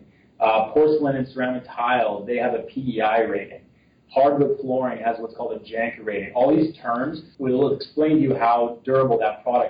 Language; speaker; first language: English; native; English